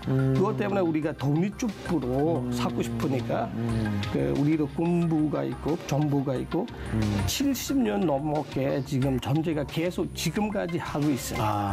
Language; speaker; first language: Korean; non-native, learner; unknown